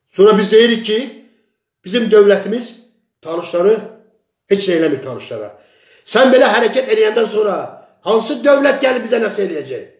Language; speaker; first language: Azerbaijani; non-native, local second language; Talysh